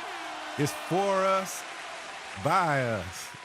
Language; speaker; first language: English; native; English